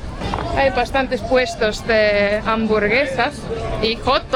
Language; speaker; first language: Spanish; non-native, fluent; Estonian